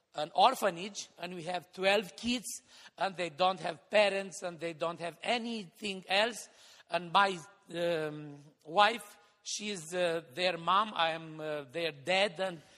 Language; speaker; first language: English; non-native, fluent; Romanian